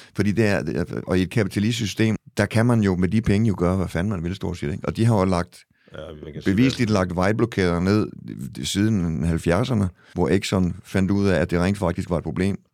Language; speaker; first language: Danish; early bilingual, other home language; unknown